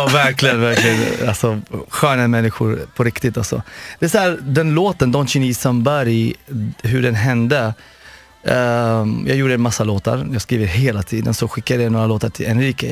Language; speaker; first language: Swedish; non-native, fluent; Arabic